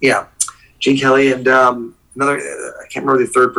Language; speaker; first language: English; native; English